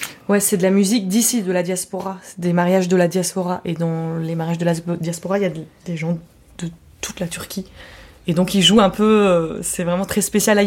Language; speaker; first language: French; early bilingual, other home language; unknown